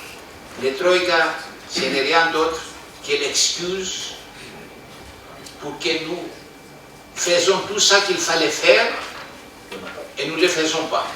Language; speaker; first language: French; non-native, fluent; Greek